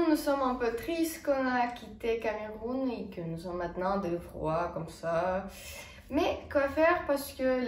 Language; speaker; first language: French; non-native, fluent; Estonian